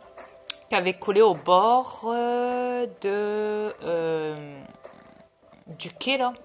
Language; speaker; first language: French; native; French